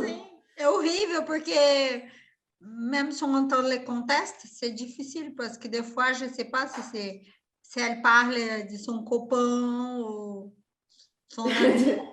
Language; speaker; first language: French; non-native, fluent; Portuguese